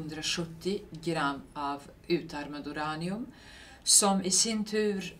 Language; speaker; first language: Swedish; non-native, fluent; Serbian